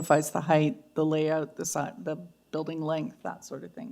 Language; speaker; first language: English; native; English